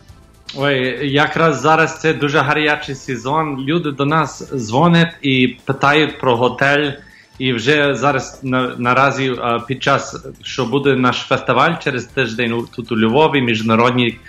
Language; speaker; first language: Ukrainian; early bilingual, heritage; English